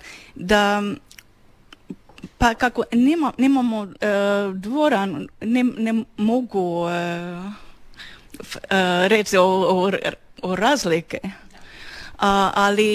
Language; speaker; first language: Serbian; non-native, learner; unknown